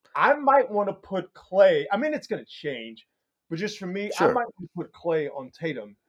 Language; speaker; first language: English; native; English